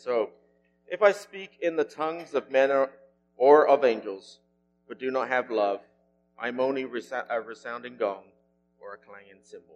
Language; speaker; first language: English; native; English